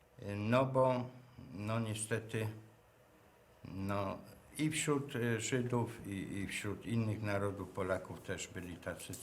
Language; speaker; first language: Polish; native; Polish